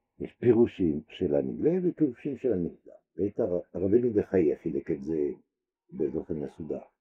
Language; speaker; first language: Hebrew; non-native, fluent; French